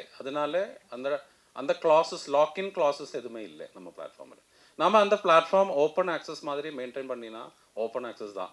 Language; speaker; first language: Tamil; non-native, fluent; Malayalam